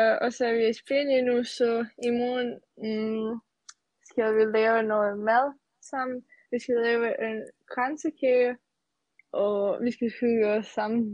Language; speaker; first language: Danish; non-native, learner; Serbian